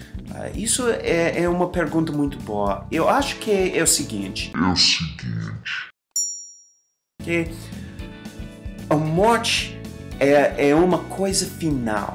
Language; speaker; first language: Portuguese; non-native, fluent; English